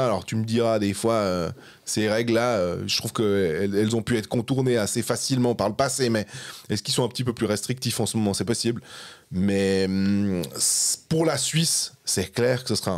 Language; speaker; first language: French; native; French